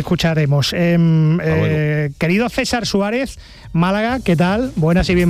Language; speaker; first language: Spanish; native; Spanish